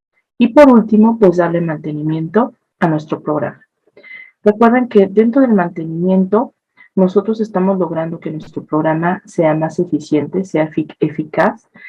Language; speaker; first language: Spanish; native; Spanish